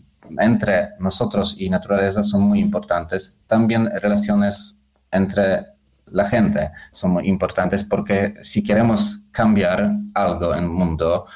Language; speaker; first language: Spanish; non-native, fluent; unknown